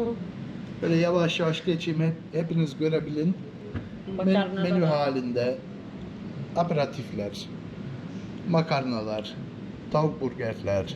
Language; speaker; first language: Turkish; early bilingual, heritage; Turkish